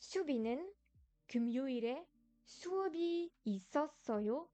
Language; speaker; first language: Korean; non-native, fluent; French